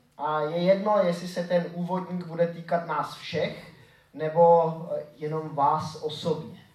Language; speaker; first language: Czech; native; Czech